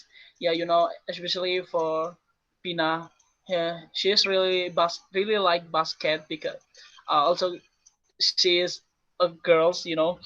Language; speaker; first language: English; non-native, learner; Indonesian